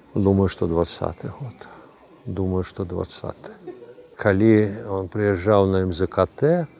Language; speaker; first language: Belarusian; non-native, local second language; Russian